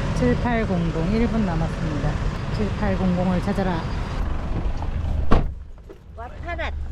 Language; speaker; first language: Korean; native; Korean